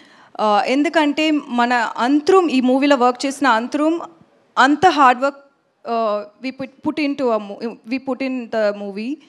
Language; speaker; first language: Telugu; non-native, learner; Tamil